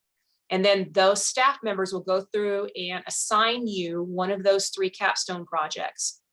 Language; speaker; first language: English; native; English